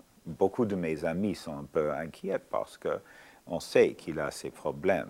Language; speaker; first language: French; non-native, fluent; English